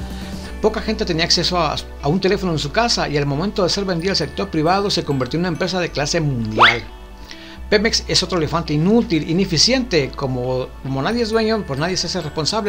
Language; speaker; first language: Spanish; native; Spanish